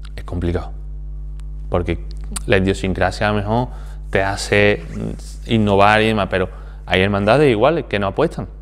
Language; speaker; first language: Spanish; native; Spanish